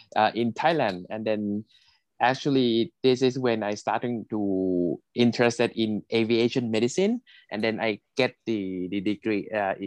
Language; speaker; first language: English; non-native, fluent; Thai